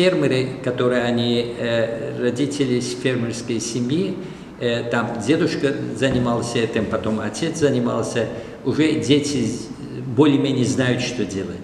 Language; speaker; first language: Russian; non-native, fluent; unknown